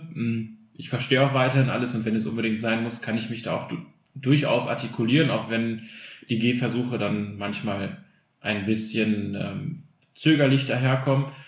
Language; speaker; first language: German; early bilingual, other home language; Albanian